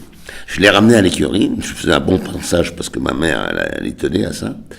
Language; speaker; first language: French; native; French